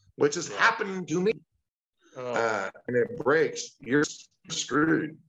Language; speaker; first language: English; native; English